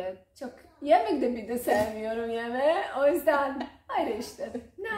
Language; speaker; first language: Turkish; non-native, learner; Croatian